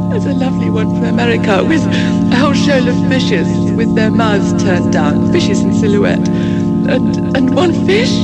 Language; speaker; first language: English; native; English